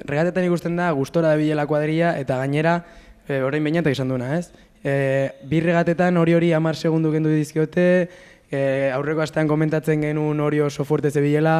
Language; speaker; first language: Basque; native; Basque